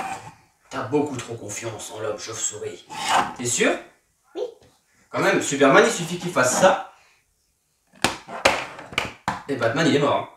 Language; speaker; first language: French; native; French